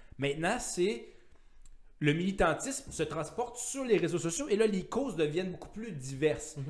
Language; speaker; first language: French; native; French